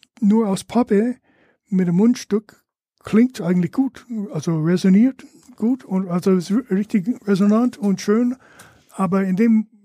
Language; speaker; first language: German; non-native, fluent; English